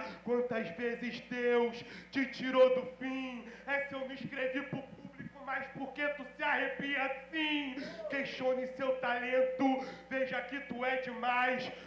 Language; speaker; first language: Portuguese; native; Portuguese